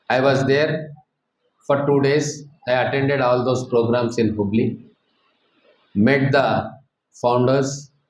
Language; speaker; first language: English; non-native, local second language; Telugu